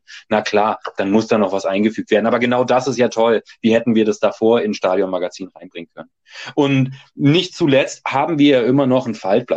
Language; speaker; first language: German; native; German